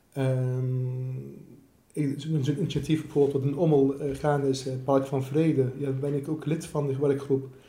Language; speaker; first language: Dutch; non-native, fluent; Assyrian Neo-Aramaic